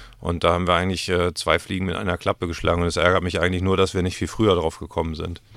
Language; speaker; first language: German; native; German